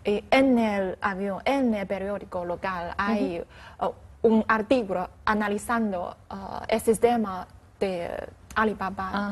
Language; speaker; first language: Spanish; non-native, learner; Chinese